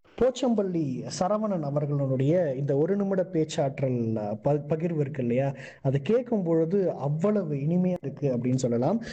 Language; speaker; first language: Tamil; native; Tamil